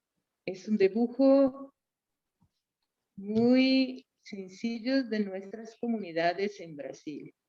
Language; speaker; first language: Spanish; non-native, fluent; Portuguese